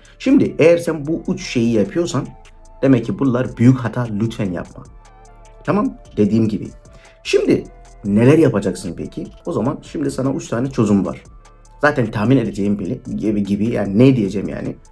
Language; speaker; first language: Turkish; non-native, fluent; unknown